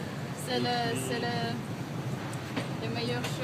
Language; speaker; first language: French; non-native, learner; Dutch